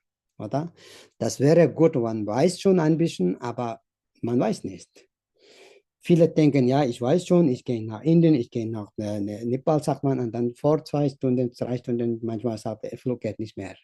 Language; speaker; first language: German; non-native, learner; Tibetan